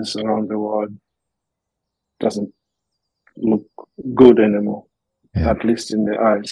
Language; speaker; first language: English; non-native, local second language; Nyanja